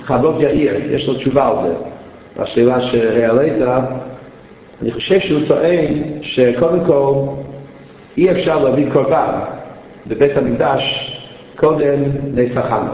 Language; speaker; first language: Hebrew; non-native, fluent; English